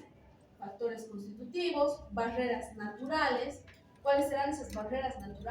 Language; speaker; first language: Spanish; native; Spanish